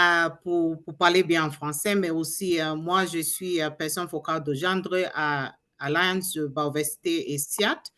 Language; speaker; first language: French; non-native, learner; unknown